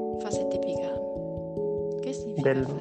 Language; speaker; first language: Spanish; non-native, learner; Chinese